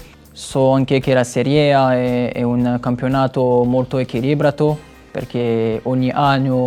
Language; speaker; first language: Italian; non-native, learner; French